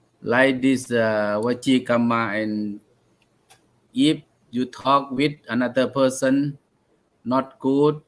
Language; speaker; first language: English; non-native, learner; Thai